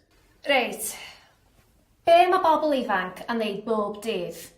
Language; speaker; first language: Welsh; non-native, learner; English